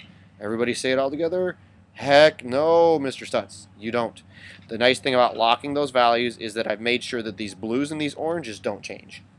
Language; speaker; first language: English; native; English